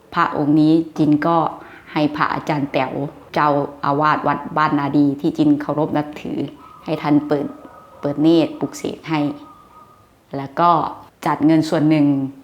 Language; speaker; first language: Thai; native; Thai